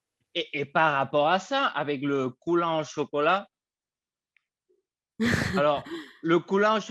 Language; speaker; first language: French; non-native, fluent; Spanish